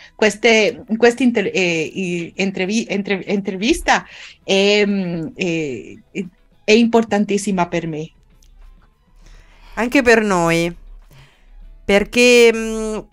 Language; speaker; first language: Italian; non-native, learner; Spanish